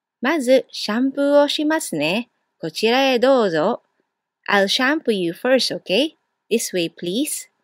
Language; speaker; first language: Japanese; non-native, fluent; Burmese